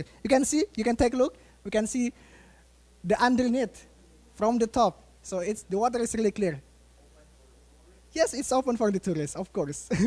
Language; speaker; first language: English; non-native, fluent; Indonesian